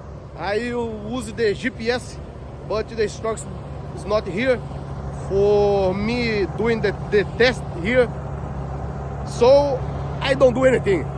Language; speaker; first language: English; non-native, learner; Portuguese